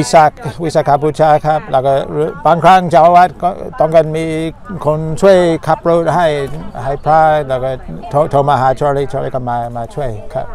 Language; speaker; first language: Thai; non-native, fluent; English